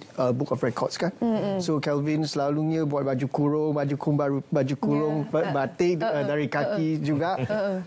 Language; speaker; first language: Malay; native; Malay